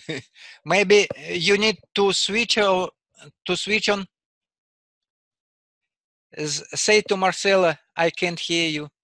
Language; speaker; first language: English; non-native, learner; Russian